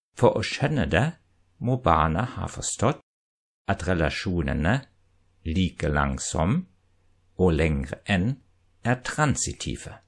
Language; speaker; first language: Norwegian; non-native, fluent; German